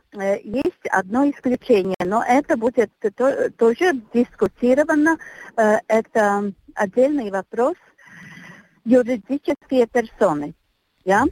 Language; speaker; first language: Russian; non-native, local second language; Latvian